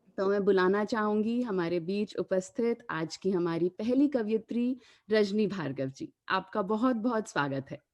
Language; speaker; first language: Hindi; native; Hindi